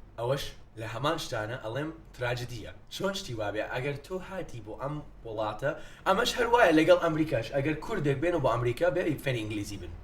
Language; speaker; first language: Central Kurdish; non-native, fluent; English